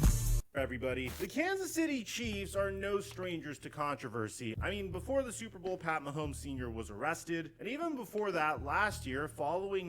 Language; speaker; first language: English; native; English